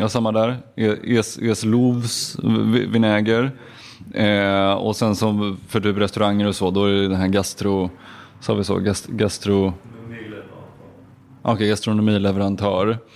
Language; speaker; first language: Swedish; native; Swedish